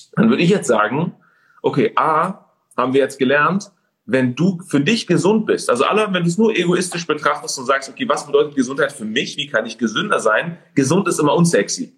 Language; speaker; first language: German; early bilingual, other home language; Persian